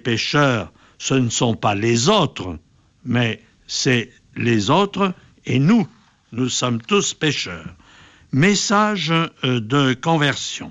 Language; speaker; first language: French; native; French